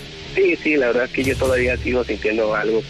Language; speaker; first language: Spanish; native; Spanish